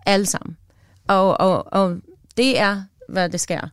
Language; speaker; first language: Danish; non-native, learner; English